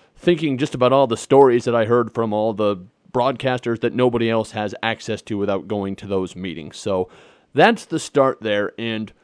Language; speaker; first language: English; native; English